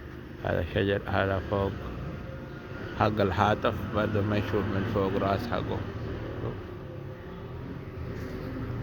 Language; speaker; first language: Arabic; non-native, learner; Urdu